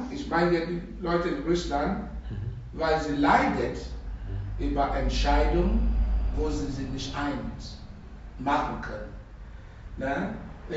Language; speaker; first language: German; non-native, learner; Russian